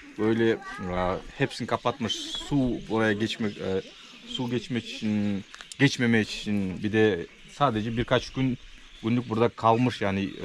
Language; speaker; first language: Turkish; non-native, learner; Kazakh